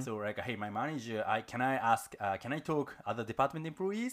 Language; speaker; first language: English; non-native, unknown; Japanese